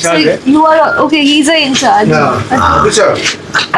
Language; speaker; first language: Hindi; native; Hindi